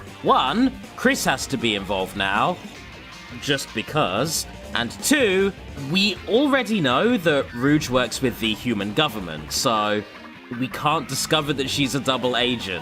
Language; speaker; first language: English; native; English